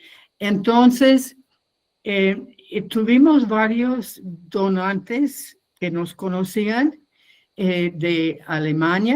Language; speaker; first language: Spanish; non-native, fluent; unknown